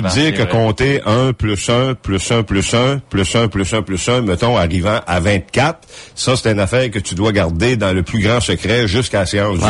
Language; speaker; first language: French; native; French